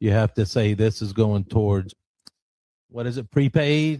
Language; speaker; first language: English; native; English